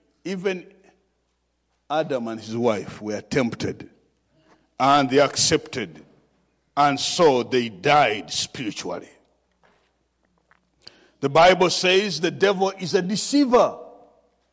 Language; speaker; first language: English; non-native, local second language; Ganda